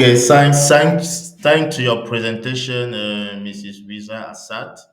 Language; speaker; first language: English; non-native, local second language; French